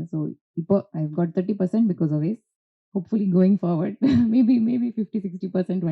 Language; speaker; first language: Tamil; non-native, learner; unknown